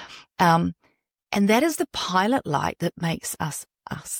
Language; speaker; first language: English; native; English